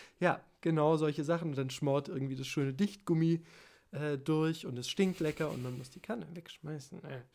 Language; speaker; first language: German; native; German